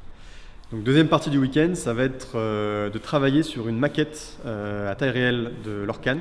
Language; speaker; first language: French; native; French